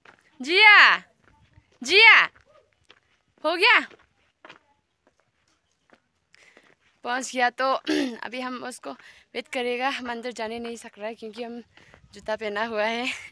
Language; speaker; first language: Hindi; non-native, local second language; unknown